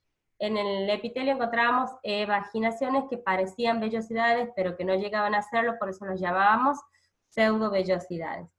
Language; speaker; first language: Spanish; native; Spanish